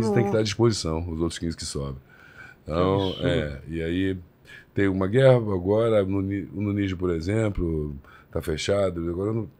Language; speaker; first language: Portuguese; native; Portuguese